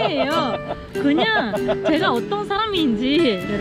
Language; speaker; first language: Korean; non-native, learner; Japanese